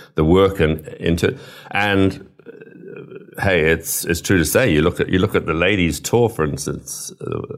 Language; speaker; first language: English; native; English